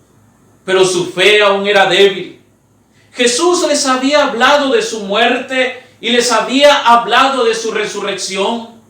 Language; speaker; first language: Spanish; native; Spanish